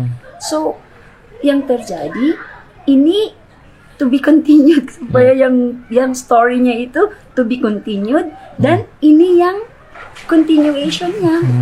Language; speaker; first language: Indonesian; non-native, fluent; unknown